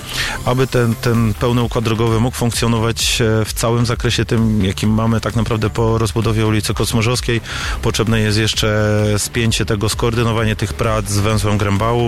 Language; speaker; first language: Polish; native; Polish